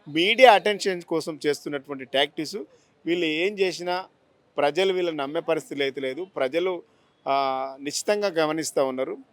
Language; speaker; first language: Telugu; native; Telugu